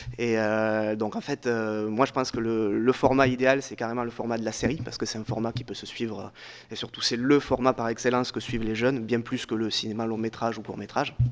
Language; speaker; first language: French; native; French